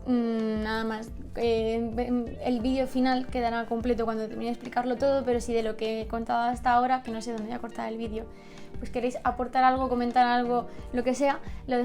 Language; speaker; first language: Spanish; native; Spanish